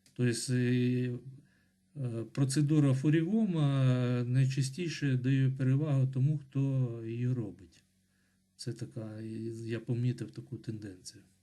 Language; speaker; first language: Ukrainian; non-native, local second language; Russian